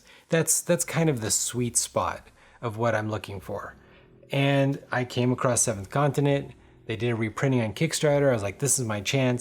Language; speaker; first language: English; native; English